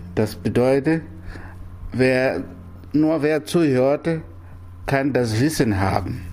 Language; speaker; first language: German; non-native, learner; Portuguese